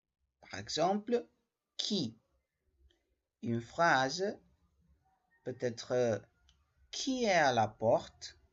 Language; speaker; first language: French; non-native, learner; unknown